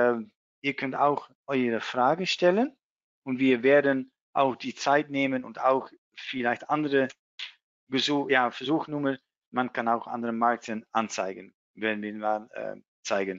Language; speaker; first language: German; non-native, learner; Dutch